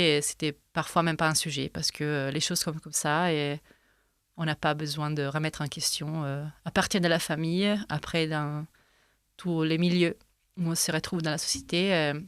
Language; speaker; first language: French; non-native, fluent; Italian